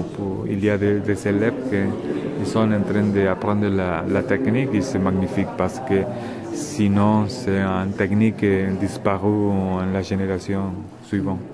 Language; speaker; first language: French; non-native, learner; Spanish